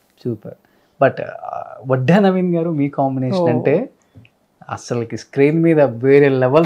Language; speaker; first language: Telugu; native; Telugu